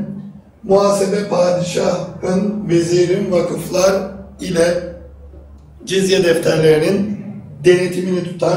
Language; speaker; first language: Turkish; native; Turkish